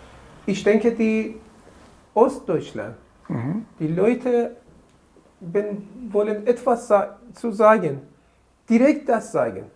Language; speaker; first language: German; non-native, learner; Persian